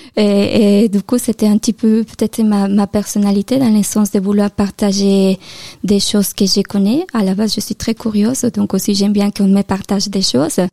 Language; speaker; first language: French; non-native, fluent; Spanish